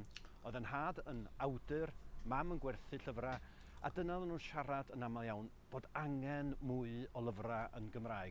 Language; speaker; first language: Welsh; native; Welsh